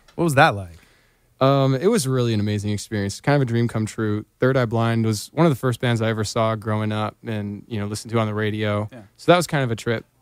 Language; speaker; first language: English; native; English